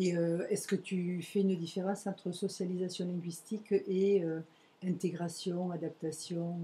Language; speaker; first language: French; native; French